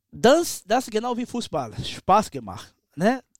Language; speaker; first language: German; non-native, learner; Portuguese